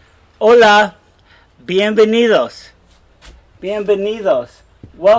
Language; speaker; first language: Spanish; non-native, fluent; English